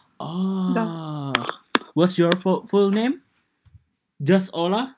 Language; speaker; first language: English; non-native, learner; Indonesian